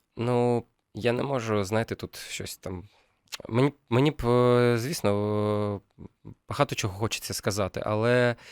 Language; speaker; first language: Ukrainian; non-native, local second language; Russian